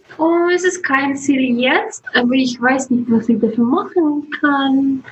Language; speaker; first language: German; non-native, learner; Russian